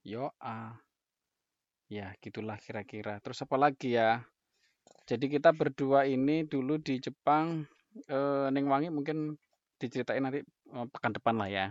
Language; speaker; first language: Indonesian; native; Indonesian